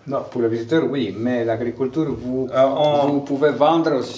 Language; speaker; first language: French; non-native, fluent; Italian